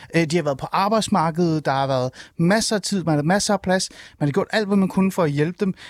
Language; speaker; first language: Danish; non-native, fluent; Turkish